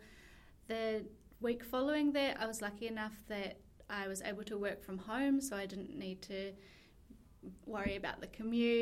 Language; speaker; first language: English; native; English